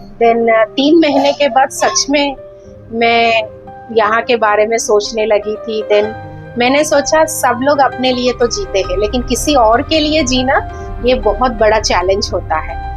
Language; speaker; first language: Hindi; non-native, local second language; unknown